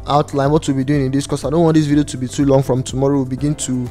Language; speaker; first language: English; non-native, local second language; Yoruba